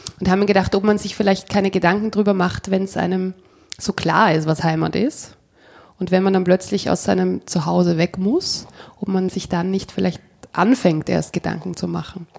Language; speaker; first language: German; native; German